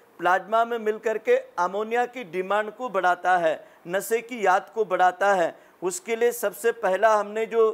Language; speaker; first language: Hindi; native; Hindi